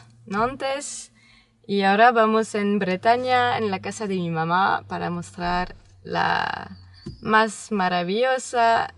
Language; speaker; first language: Spanish; non-native, learner; French